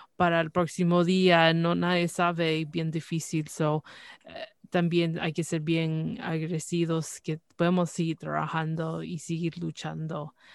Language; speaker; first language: Spanish; early bilingual, heritage; Spanish